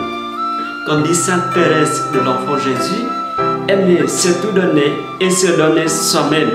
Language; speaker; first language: French; non-native, fluent; Vietnamese